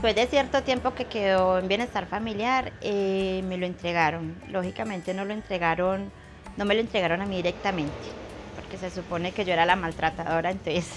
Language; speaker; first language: Spanish; native; Spanish